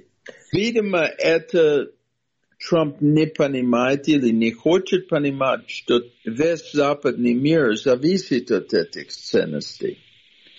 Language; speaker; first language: Russian; non-native, fluent; English